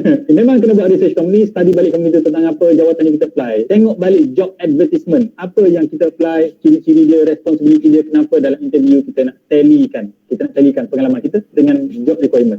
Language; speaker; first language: Malay; native; Malay